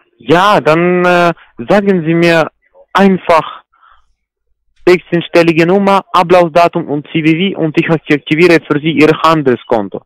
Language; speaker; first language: German; non-native, learner; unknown